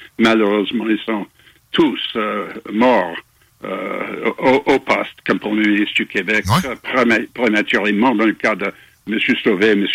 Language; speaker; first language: French; non-native, fluent; English